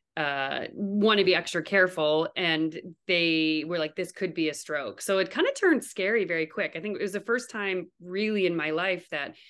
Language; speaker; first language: English; native; English